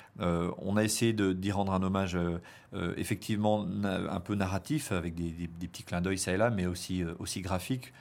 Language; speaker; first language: French; native; French